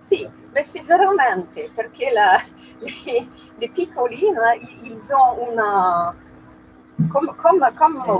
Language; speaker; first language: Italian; non-native, learner; French